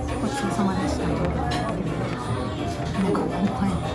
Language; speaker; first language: Japanese; native; Japanese